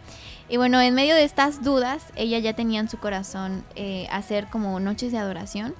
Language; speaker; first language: Spanish; native; Spanish